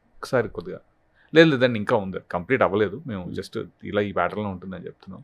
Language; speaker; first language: Telugu; native; Telugu